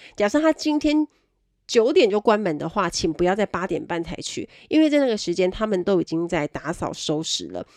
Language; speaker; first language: Chinese; native; Chinese